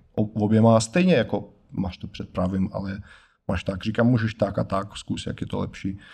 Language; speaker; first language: Czech; non-native, fluent; Russian